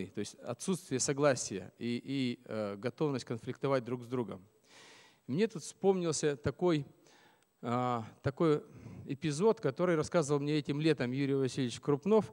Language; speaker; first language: Russian; native; Russian